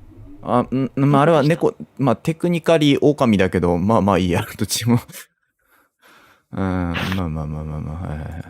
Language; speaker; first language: Japanese; native; Japanese